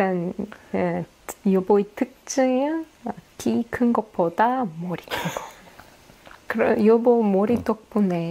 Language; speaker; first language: Korean; non-native, fluent; Russian